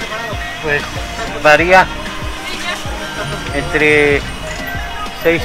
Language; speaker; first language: Spanish; native; Spanish